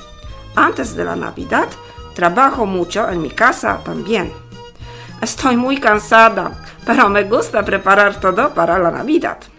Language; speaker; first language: Spanish; non-native, learner; Polish